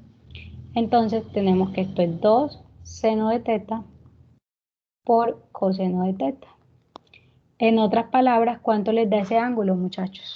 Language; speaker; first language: Spanish; native; Spanish